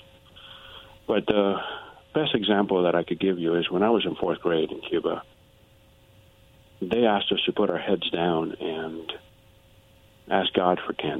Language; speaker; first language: English; early bilingual, other home language; Spanish